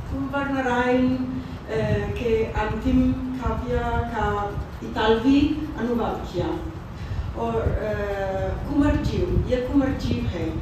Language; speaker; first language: Hindi; non-native, fluent; Italian